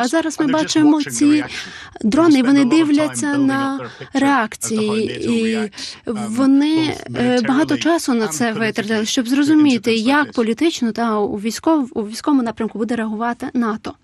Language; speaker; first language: Ukrainian; non-native, fluent; English